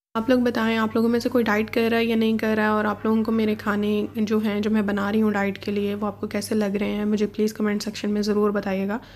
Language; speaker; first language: Hindi; native; Hindi